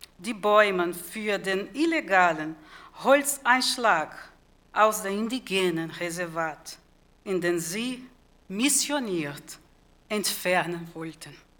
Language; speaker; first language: German; non-native, fluent; Portuguese